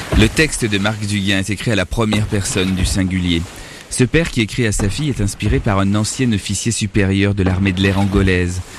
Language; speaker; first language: French; native; French